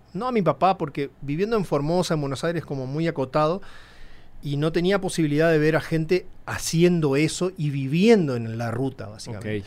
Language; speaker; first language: Spanish; native; Spanish